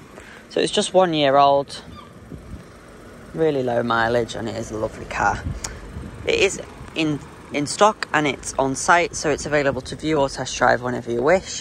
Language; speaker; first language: English; native; English